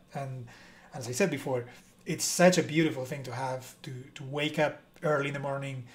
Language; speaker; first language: English; non-native, fluent; Spanish